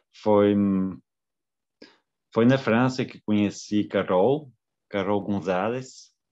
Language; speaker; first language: Portuguese; non-native, fluent; French